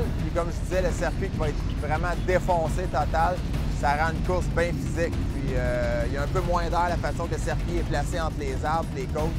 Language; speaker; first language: French; native; French